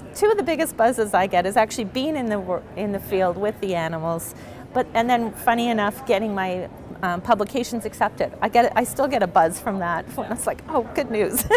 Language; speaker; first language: English; native; English